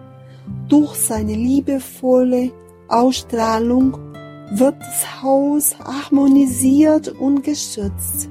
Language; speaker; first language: German; non-native, fluent; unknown